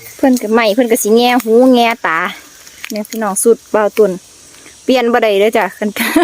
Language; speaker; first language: Thai; native; Thai